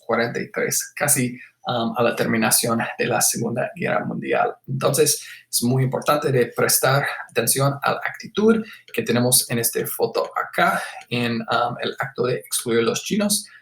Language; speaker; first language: Spanish; non-native, fluent; English